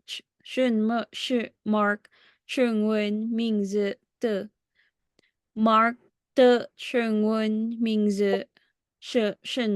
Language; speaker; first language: Chinese; non-native, learner; Filipino